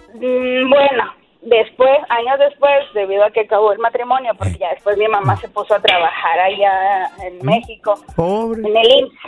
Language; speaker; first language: Spanish; native; Spanish